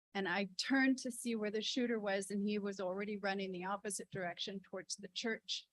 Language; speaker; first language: English; native; English